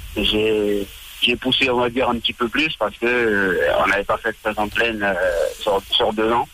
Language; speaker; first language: French; early bilingual, other home language; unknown